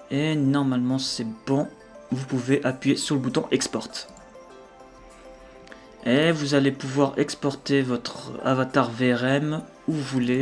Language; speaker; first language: French; native; French